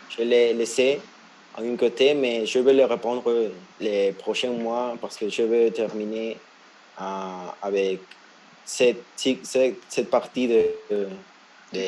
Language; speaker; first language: French; non-native, fluent; Spanish